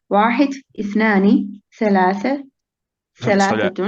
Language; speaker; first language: Arabic; non-native, learner; Bosnian